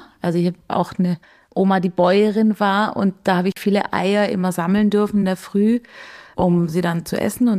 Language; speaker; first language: German; native; German